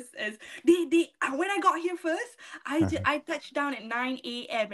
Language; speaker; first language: English; non-native, local second language; Malay